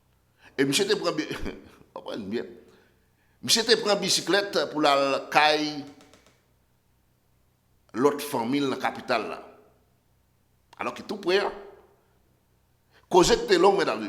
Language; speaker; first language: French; non-native, local second language; Haitian Creole